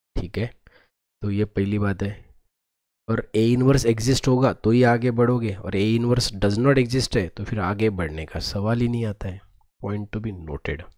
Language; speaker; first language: Hindi; non-native, local second language; Marathi